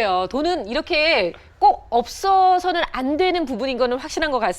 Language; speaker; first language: Korean; native; Korean